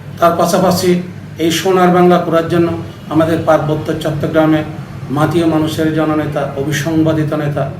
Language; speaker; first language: Bangla; non-native, local second language; Chakma